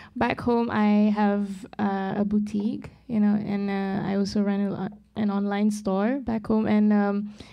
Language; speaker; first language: English; non-native, local second language; Malay